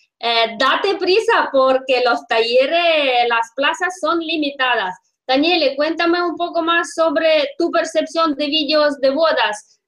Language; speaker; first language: Spanish; non-native, fluent; Russian